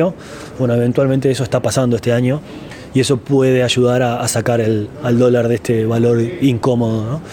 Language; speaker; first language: Spanish; native; Spanish